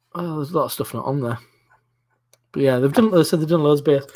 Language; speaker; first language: English; native; English